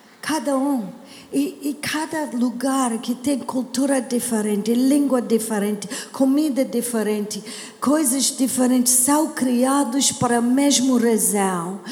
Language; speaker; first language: Portuguese; non-native, learner; English